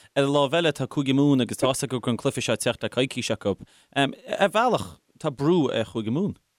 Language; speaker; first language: Irish; non-native, local second language; English